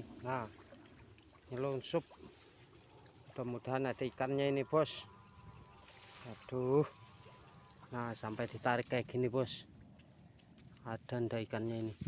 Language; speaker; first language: Indonesian; native; Indonesian